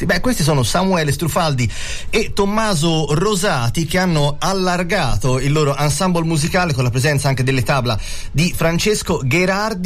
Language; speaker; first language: Italian; native; Italian